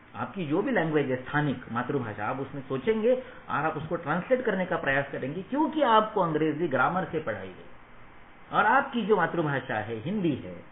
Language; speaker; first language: Hindi; non-native, local second language; Marathi